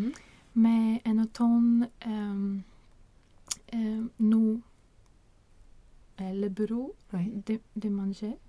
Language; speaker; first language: French; non-native, learner; Swedish